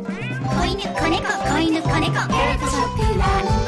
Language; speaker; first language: Japanese; native; Japanese